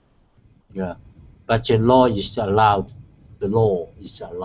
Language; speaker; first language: English; non-native, learner; Chinese